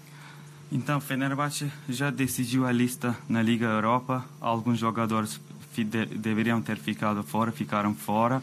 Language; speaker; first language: Portuguese; non-native, fluent; Turkish